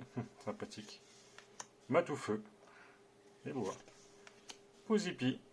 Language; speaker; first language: French; native; French